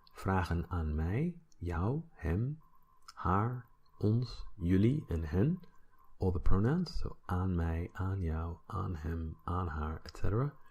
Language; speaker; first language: Dutch; non-native, fluent; English